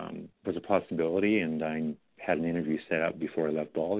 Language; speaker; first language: English; native; English